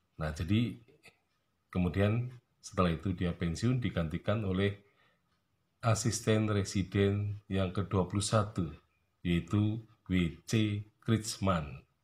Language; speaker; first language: Indonesian; native; Indonesian